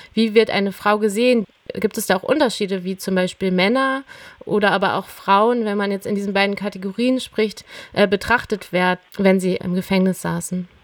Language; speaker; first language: German; native; German